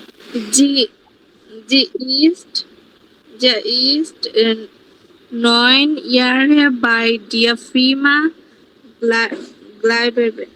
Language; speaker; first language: German; non-native, learner; Bangla